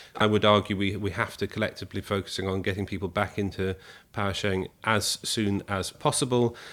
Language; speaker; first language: English; native; English